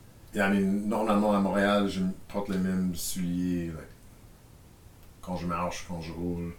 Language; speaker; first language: French; non-native, fluent; English